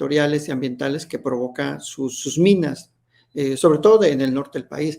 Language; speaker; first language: Spanish; native; Spanish